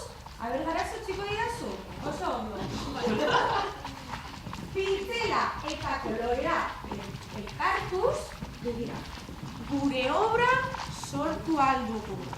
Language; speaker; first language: Basque; non-native, local second language; Spanish